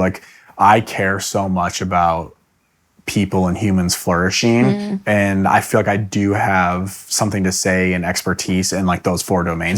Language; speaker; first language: English; native; English